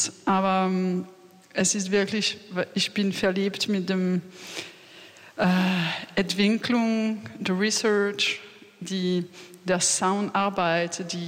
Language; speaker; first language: German; non-native, fluent; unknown